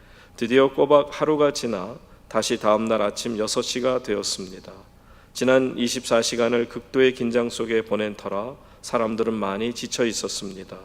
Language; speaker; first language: Korean; native; Korean